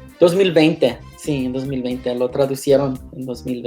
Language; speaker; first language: Spanish; early bilingual, heritage; Spanish